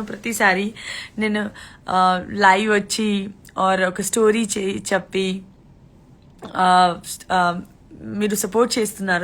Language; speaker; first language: Telugu; non-native, learner; Gujarati